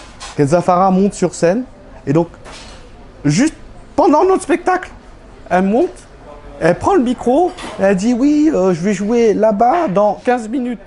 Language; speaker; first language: French; early bilingual, other home language; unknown